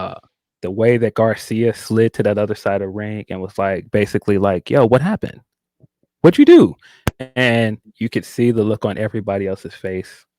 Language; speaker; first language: English; native; English